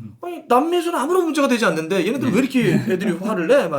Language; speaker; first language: Korean; native; Korean